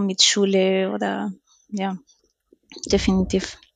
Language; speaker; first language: German; non-native, learner; Spanish